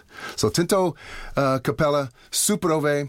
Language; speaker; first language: Czech; non-native, learner; English